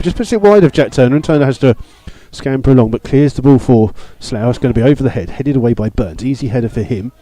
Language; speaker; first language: English; native; English